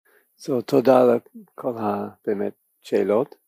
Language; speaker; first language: Hebrew; non-native, fluent; English